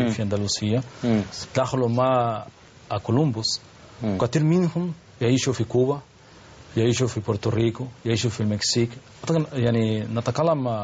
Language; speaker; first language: Arabic; non-native, learner; Spanish